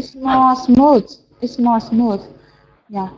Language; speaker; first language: English; non-native, learner; Vietnamese